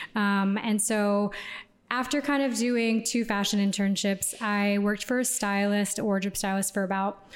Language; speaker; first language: English; native; English